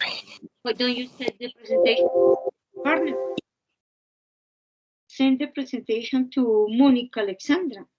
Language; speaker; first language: English; non-native, fluent; Spanish